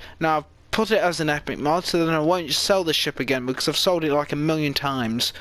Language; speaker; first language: English; native; English